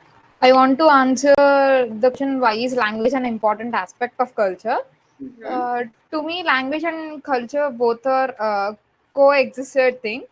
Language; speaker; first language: English; non-native, learner; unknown